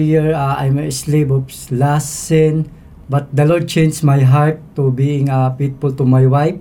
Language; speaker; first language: English; non-native, local second language; Cebuano